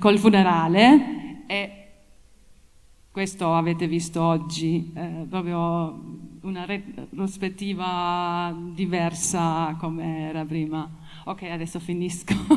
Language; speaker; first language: Italian; non-native, fluent; German